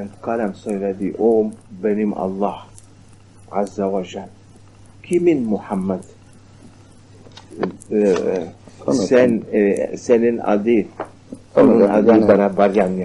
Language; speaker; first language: Turkish; non-native, learner; Arabic